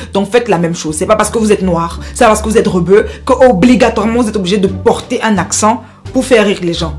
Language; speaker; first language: French; non-native, local second language; Basaa